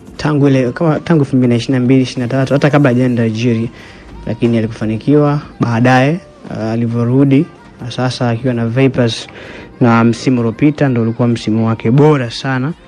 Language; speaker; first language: Swahili; native; Swahili